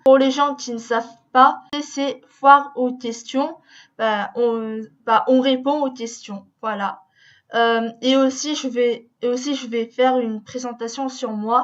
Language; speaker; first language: French; early bilingual, other home language; Korean